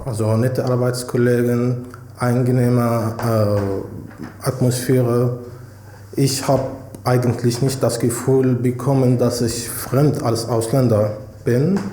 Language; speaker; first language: German; non-native, fluent; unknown